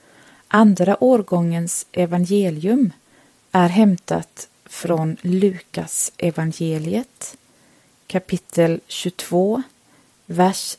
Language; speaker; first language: Swedish; native; Swedish